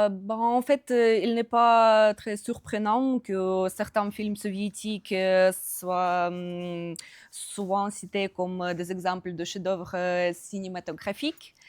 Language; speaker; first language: French; non-native, fluent; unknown